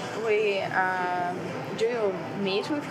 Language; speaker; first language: English; non-native, learner; Russian